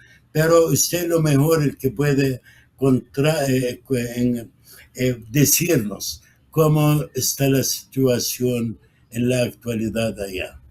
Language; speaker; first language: Spanish; non-native, fluent; Arabic